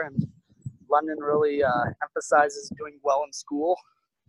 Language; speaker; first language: English; native; English